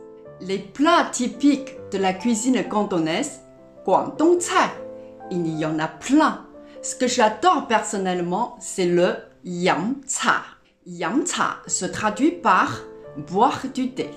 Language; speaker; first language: French; non-native, fluent; Chinese